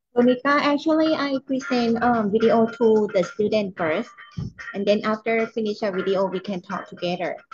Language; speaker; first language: English; non-native, learner; Thai